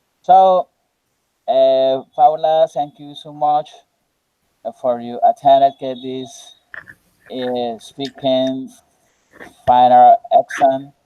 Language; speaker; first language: English; non-native, learner; Spanish